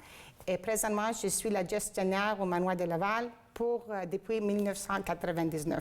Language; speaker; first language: French; non-native, fluent; Greek